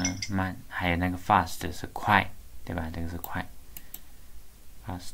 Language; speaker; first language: Chinese; native; Chinese